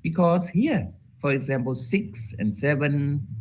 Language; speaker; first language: English; non-native, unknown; Vietnamese